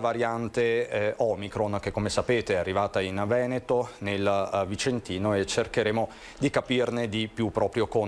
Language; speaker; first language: Italian; native; Italian